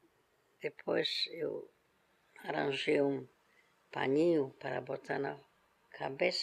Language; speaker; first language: Portuguese; non-native, fluent; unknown